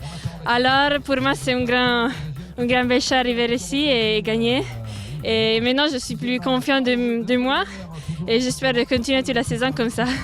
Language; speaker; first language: French; non-native, learner; Italian